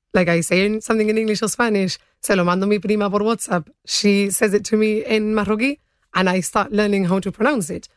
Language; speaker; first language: English; early bilingual, other home language; Spanish